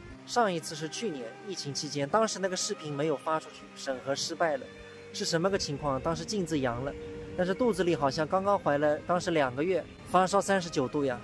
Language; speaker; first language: Chinese; non-native, local second language; Wu Chinese